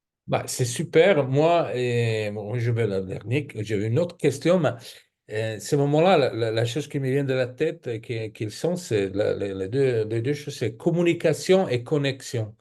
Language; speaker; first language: French; non-native, fluent; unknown